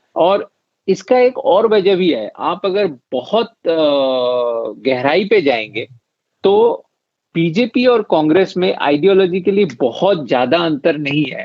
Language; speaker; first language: Hindi; non-native, local second language; Assamese